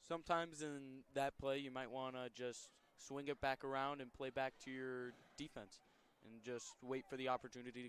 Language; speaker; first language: English; native; English